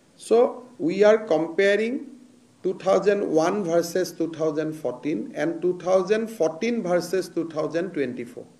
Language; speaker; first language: English; non-native, local second language; Assamese